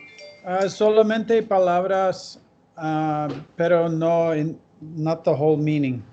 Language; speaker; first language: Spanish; non-native, learner; English